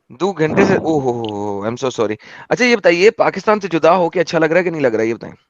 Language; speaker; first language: Hindi; native; Hindi